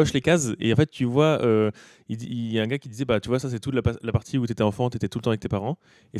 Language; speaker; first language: French; native; French